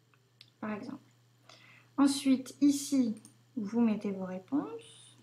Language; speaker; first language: French; native; French